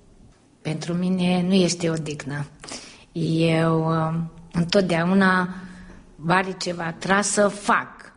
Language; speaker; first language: Romanian; early bilingual, heritage; Romanian